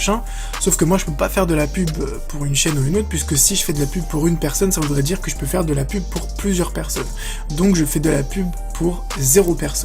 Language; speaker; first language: French; native; French